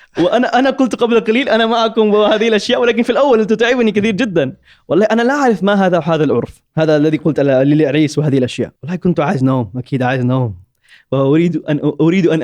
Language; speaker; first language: Arabic; non-native, learner; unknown